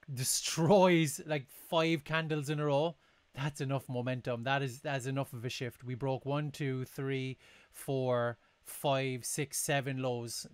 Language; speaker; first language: English; native; English